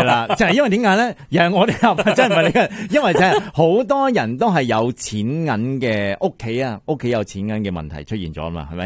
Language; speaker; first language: Cantonese; native; Cantonese